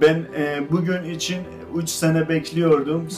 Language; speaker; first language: Turkish; non-native, learner; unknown